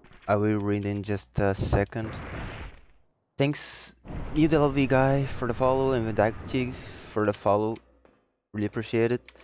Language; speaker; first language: English; non-native, learner; Portuguese